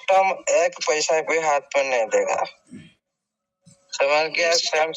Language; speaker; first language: Hindi; native; Hindi